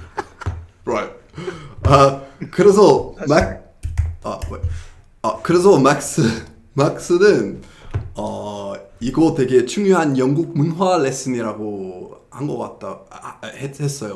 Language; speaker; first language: Korean; non-native, fluent; English